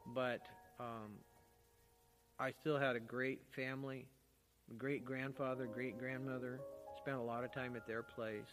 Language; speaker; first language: English; native; English